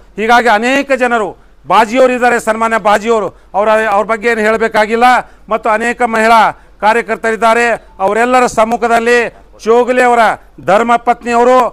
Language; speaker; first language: Kannada; native; Kannada